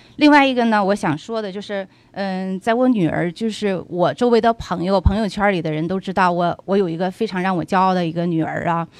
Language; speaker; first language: Chinese; native; Chinese